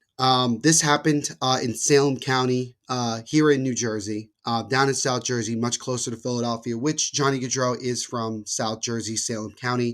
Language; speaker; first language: English; native; English